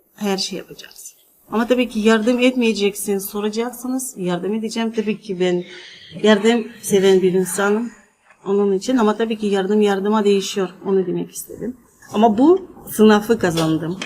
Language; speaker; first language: Turkish; non-native, fluent; Russian